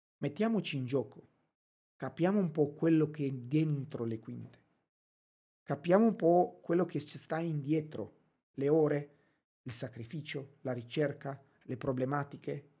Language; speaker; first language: Italian; non-native, fluent; Romanian